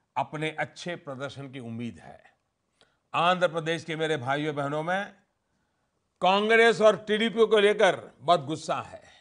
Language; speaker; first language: Hindi; non-native, local second language; Gujarati